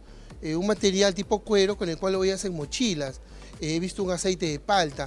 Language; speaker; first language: Spanish; native; Spanish